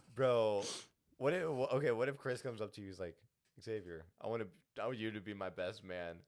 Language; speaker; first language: English; early bilingual, other home language; Hindi